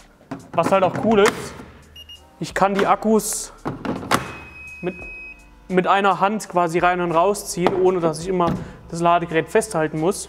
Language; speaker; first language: German; native; German